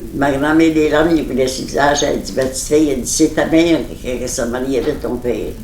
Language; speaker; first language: French; native; French